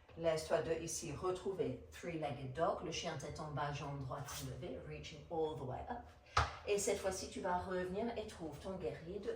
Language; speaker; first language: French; non-native, fluent; English